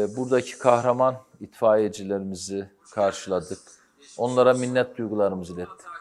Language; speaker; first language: Turkish; native; Turkish